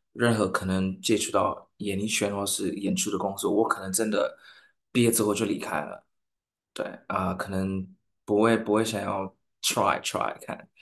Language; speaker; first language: Chinese; non-native, fluent; English